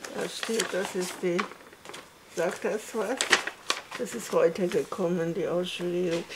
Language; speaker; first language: German; non-native, fluent; Hungarian